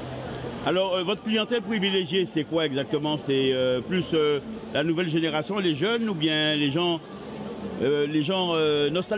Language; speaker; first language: French; native; French